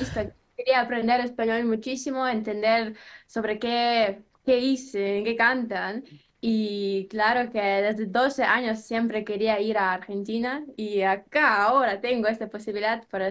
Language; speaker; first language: Spanish; non-native, learner; Ukrainian